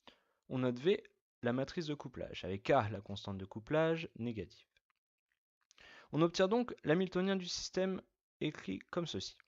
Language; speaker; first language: French; native; French